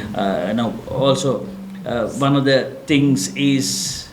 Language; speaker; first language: English; non-native, local second language; Sinhala